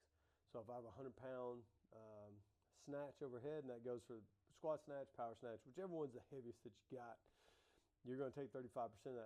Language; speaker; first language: English; native; English